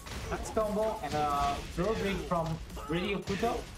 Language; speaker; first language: English; non-native, fluent; Italian